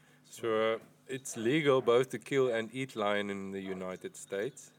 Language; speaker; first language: English; non-native, local second language; Afrikaans